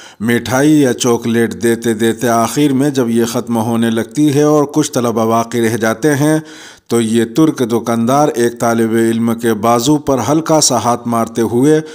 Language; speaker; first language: Urdu; native; Urdu